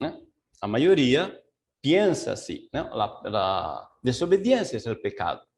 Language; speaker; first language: Spanish; non-native, fluent; Portuguese